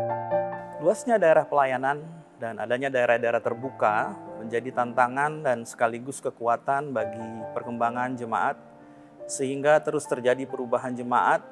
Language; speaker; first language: Indonesian; native; Indonesian